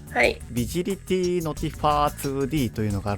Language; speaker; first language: Japanese; native; Japanese